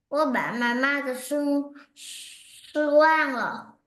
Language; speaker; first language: Chinese; non-native, learner; Vietnamese